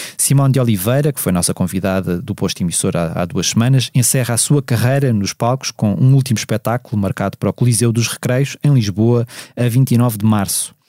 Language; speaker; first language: Portuguese; native; Portuguese